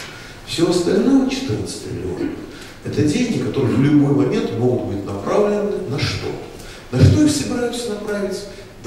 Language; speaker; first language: Russian; native; Russian